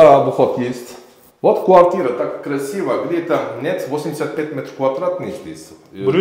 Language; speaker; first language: Russian; non-native, learner; Turkish